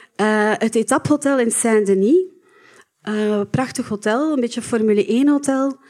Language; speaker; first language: Dutch; native; Dutch